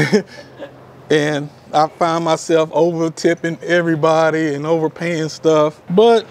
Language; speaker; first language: English; native; English